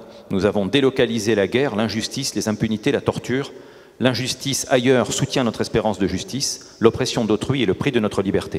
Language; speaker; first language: French; native; French